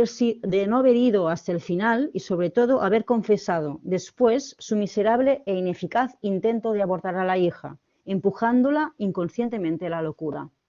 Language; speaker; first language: Spanish; native; Spanish